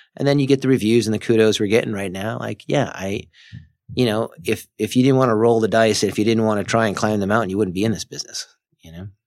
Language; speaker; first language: English; native; English